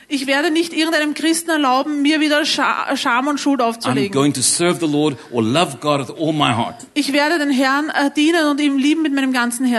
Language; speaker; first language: German; native; German